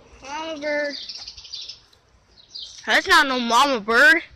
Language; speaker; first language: English; native; English